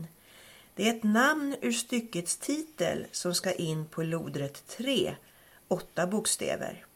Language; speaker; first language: Swedish; native; Swedish